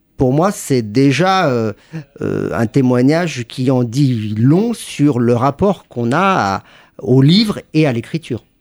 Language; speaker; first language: French; native; French